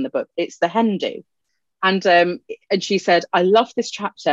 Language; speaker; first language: English; non-native, local second language; Punjabi